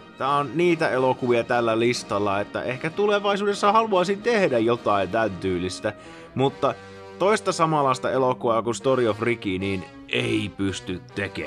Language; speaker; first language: Finnish; native; Finnish